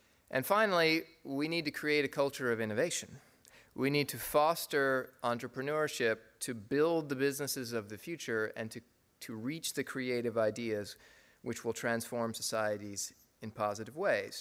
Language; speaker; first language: English; native; English